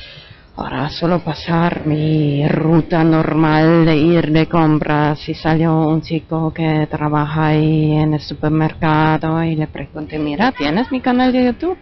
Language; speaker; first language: Spanish; non-native, fluent; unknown